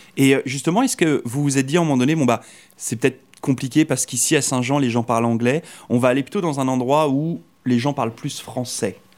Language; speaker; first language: French; native; French